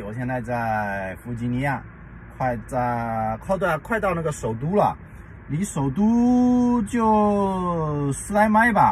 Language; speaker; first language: Chinese; native; Chinese